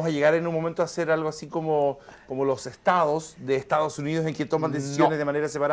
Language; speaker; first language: Spanish; native; Spanish